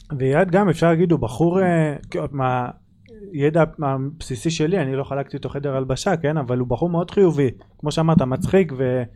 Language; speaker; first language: Hebrew; native; Hebrew